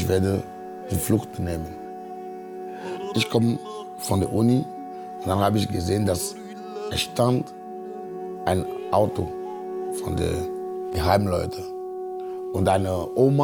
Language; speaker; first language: German; non-native, fluent; Ewe